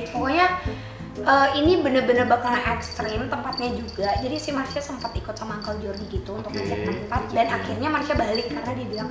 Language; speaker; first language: Indonesian; native; Indonesian